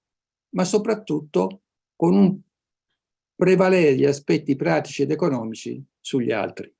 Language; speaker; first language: Italian; native; Italian